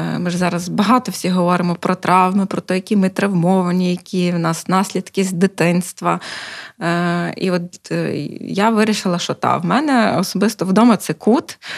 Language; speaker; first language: Ukrainian; native; Ukrainian